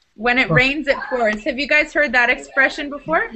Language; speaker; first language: English; native; English